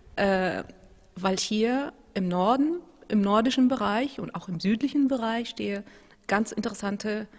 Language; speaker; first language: German; non-native, fluent; Russian